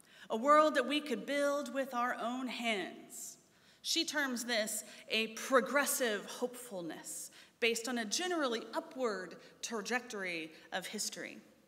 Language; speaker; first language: English; native; English